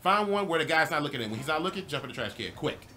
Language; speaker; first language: English; native; English